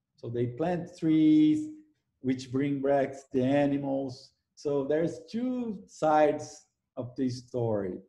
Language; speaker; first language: English; non-native, fluent; Portuguese